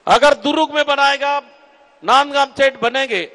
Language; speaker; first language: Hindi; native; Hindi